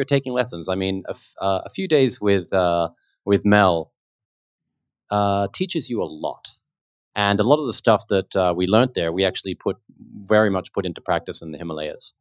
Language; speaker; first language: English; native; English